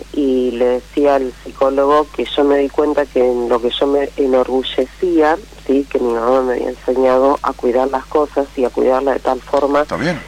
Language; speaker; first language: Spanish; native; Spanish